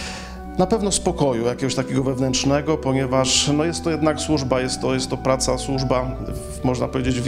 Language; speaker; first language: Polish; native; Polish